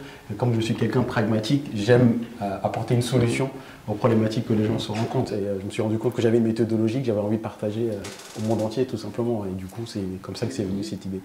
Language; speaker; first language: French; early bilingual, other home language; Fula